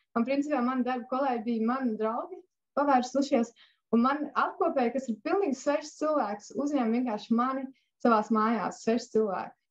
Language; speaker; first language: Latvian; native; Latvian